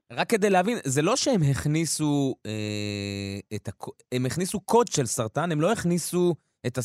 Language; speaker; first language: Hebrew; early bilingual, other home language; Russian